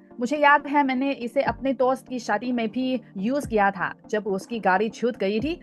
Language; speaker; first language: Hindi; non-native, fluent; Chinese